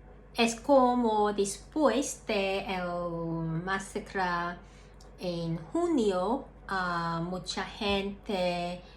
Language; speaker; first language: Spanish; non-native, learner; Cantonese